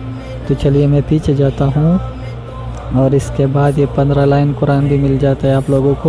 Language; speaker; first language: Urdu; non-native, local second language; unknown